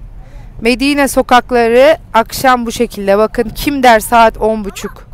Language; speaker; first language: Turkish; native; Turkish